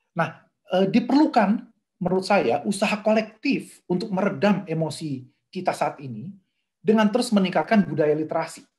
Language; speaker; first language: Indonesian; native; Indonesian